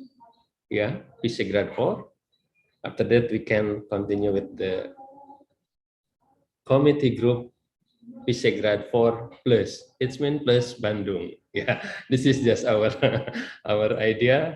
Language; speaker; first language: English; non-native, learner; Indonesian